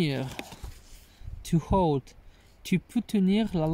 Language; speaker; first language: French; non-native, learner; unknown